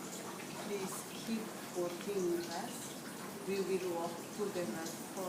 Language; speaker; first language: English; non-native, fluent; Malagasy